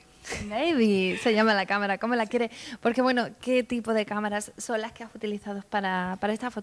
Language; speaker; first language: Spanish; native; Spanish